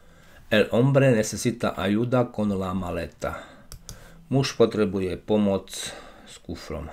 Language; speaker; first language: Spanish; non-native, learner; Slovak